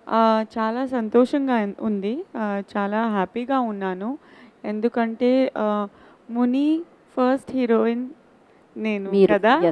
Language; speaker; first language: Telugu; non-native, learner; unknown